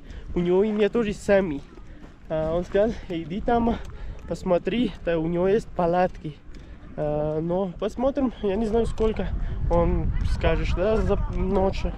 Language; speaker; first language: Russian; non-native, learner; Urdu